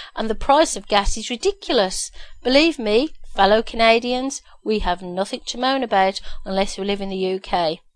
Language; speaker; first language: English; native; English